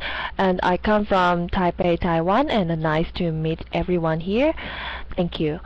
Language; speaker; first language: English; non-native, fluent; Chinese